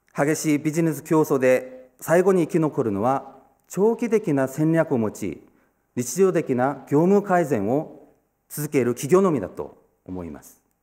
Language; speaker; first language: Japanese; non-native, fluent; Korean